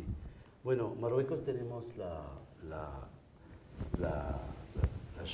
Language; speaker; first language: Spanish; non-native, fluent; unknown